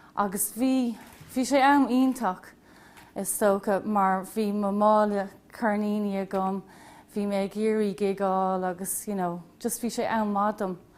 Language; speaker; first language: Irish; non-native, local second language; English